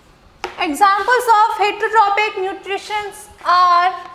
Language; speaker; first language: English; non-native, local second language; Hindi